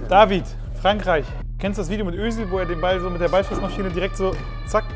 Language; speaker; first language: German; native; German